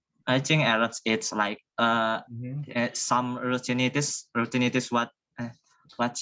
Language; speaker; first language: English; non-native, learner; Indonesian